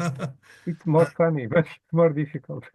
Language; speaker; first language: English; non-native, fluent; Portuguese